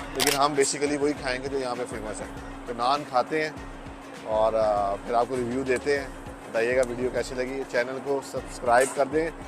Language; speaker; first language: Urdu; non-native, local second language; Punjabi